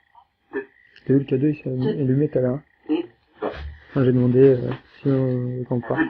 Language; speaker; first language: French; native; French